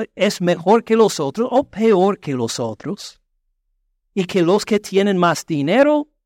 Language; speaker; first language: Spanish; non-native, fluent; English